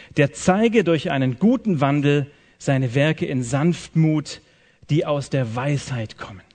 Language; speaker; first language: German; native; German